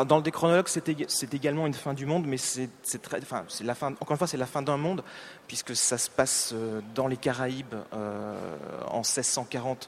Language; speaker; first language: French; native; French